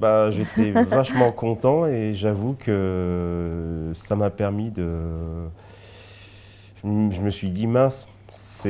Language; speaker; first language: French; early bilingual, other home language; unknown